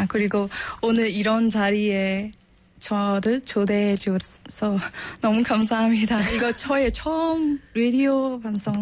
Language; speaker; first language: Korean; non-native, learner; Burmese